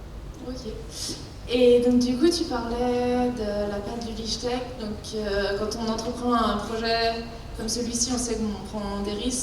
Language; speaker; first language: French; native; French